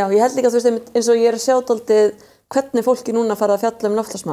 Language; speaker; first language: Icelandic; native; Icelandic